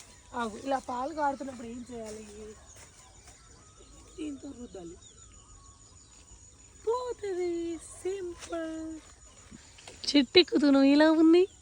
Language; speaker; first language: Telugu; native; Telugu